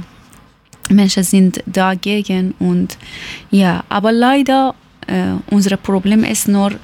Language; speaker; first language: German; non-native, learner; Persian